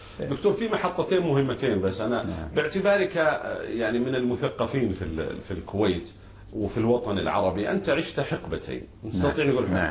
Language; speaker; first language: Arabic; native; Arabic